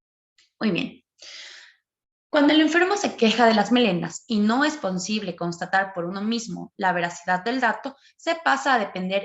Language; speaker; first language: Spanish; native; Spanish